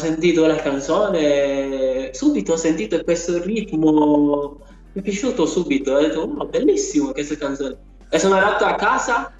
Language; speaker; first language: Italian; non-native, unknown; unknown